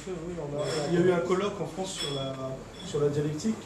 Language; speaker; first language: French; native; French